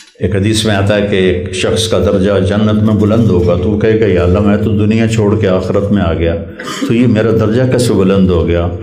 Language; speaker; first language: Urdu; non-native, local second language; Punjabi